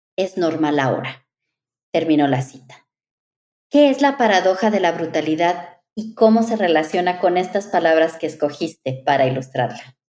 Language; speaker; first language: Spanish; native; Spanish